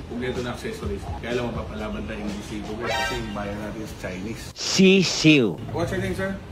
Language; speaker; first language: Filipino; native; Filipino